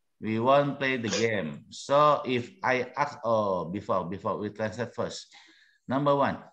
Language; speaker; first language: English; non-native, learner; Indonesian